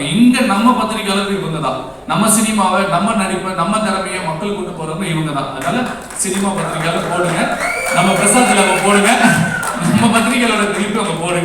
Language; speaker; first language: Tamil; native; Tamil